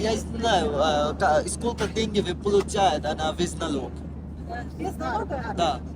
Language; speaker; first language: Russian; non-native, learner; Bangla